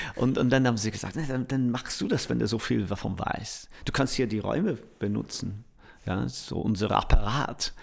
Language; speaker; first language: German; non-native, fluent; English